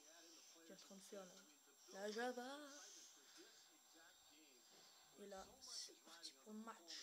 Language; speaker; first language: French; native; French